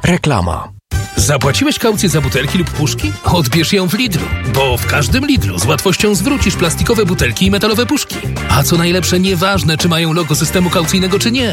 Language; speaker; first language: Polish; native; Polish